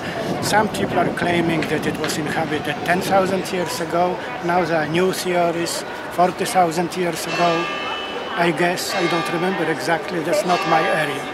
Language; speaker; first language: English; non-native, fluent; Polish